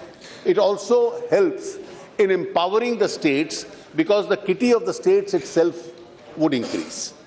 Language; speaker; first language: English; non-native, local second language; Hindi